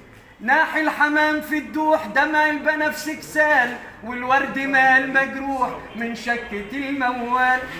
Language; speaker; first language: Arabic; native; Arabic